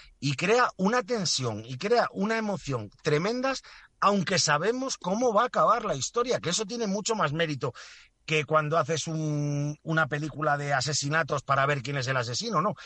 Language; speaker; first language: Spanish; native; Spanish